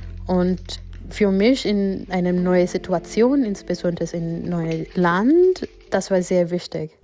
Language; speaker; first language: German; non-native, learner; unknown